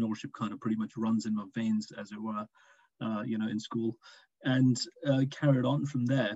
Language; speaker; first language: English; non-native, local second language; Urdu